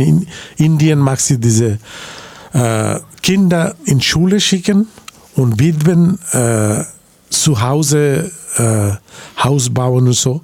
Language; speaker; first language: German; non-native, fluent; Bangla